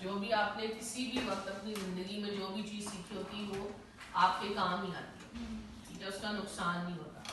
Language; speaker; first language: Urdu; native; Urdu